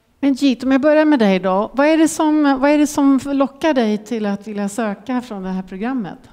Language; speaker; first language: Swedish; native; Swedish